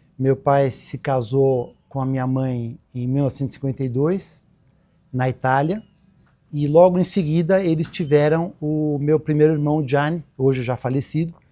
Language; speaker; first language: Portuguese; native; Portuguese